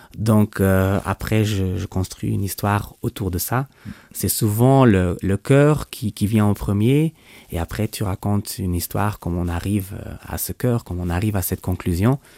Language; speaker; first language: French; non-native, local second language; Luxembourgish